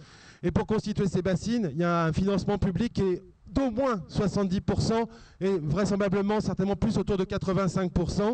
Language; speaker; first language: French; native; French